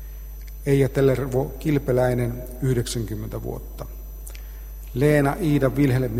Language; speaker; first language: Finnish; native; Finnish